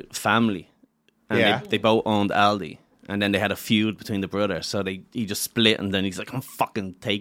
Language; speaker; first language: English; native; English